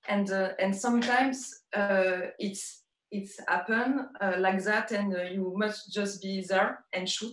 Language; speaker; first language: English; non-native, learner; French